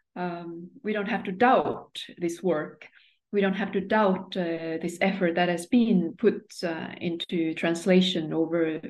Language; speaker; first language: English; non-native, fluent; Estonian